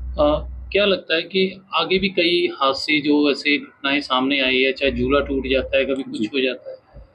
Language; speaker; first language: Hindi; non-native, local second language; Punjabi